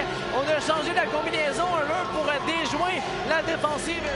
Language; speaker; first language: French; native; French